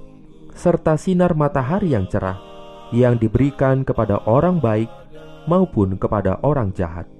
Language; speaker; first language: Indonesian; native; Indonesian